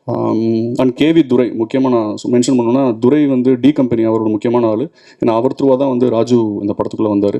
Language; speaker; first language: Tamil; native; Tamil